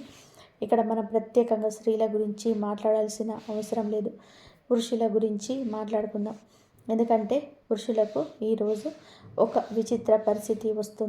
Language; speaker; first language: Telugu; native; Telugu